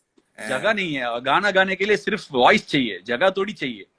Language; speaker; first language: Hindi; non-native, local second language; Tamil